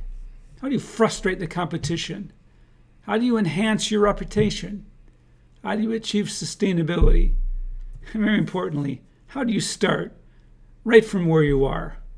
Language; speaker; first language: English; native; English